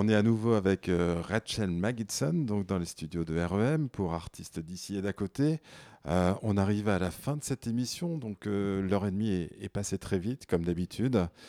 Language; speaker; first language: French; native; French